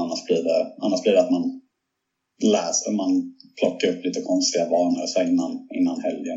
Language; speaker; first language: Swedish; native; Swedish